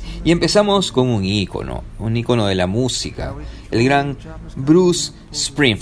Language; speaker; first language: Spanish; native; Spanish